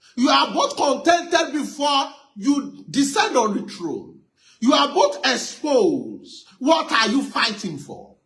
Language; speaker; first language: English; non-native, local second language; Yoruba